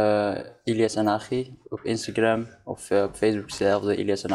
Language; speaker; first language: Dutch; early bilingual, other home language; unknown